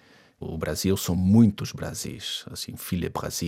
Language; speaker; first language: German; non-native, fluent; Portuguese